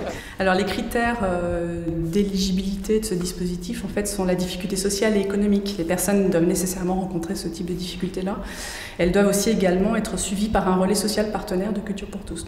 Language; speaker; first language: French; native; French